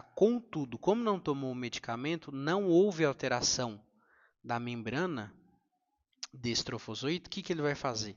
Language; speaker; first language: Portuguese; native; Portuguese